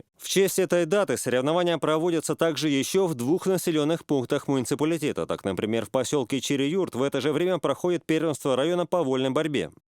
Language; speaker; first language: Russian; native; Russian